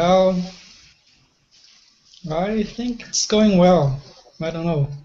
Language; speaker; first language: English; non-native, learner; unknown